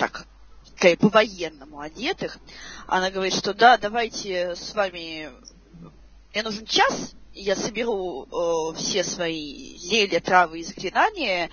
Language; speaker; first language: Russian; native; Russian